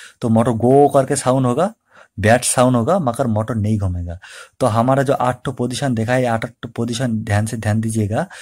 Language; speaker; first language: Hindi; non-native, local second language; Bangla